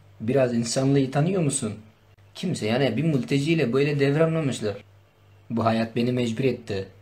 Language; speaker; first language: Turkish; non-native, local second language; Kurdish